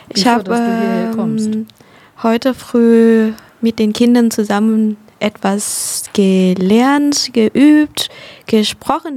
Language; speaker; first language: German; non-native, fluent; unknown